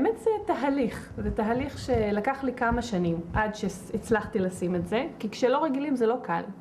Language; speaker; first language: Hebrew; non-native, local second language; Adyghe